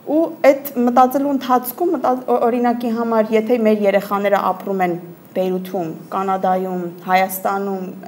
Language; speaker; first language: Armenian; early bilingual, heritage; Armenian